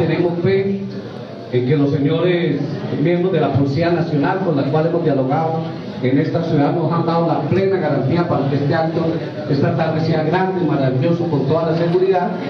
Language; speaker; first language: Spanish; native; Spanish